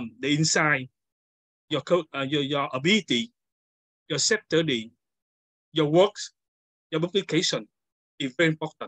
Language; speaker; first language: English; non-native, learner; Vietnamese